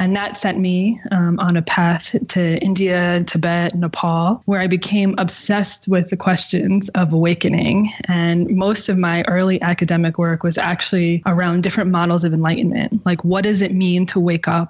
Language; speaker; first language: English; native; English